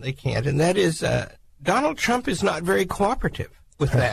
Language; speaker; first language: English; native; English